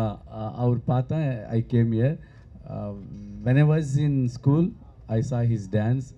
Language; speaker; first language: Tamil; non-native, learner; Telugu